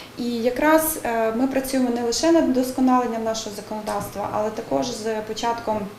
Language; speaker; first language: Ukrainian; native; Ukrainian